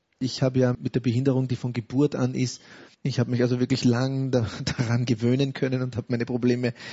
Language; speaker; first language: German; native; German